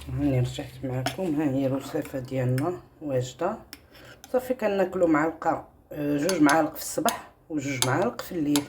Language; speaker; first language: Arabic; native; Arabic